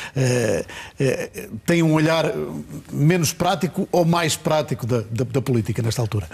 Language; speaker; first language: Portuguese; native; Portuguese